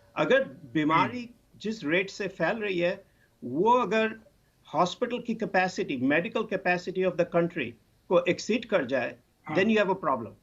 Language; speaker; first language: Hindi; non-native, local second language; Bangla